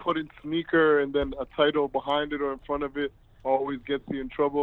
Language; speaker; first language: English; native; English